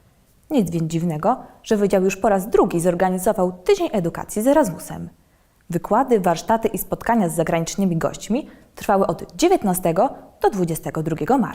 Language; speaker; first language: Polish; native; Polish